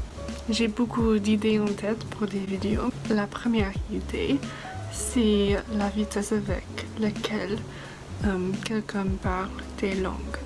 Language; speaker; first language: French; non-native, fluent; English